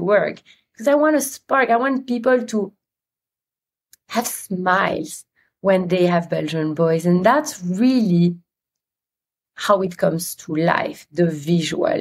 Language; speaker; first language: English; non-native, fluent; Dutch